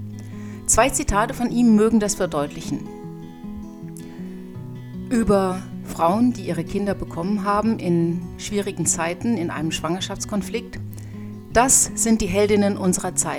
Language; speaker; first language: German; native; German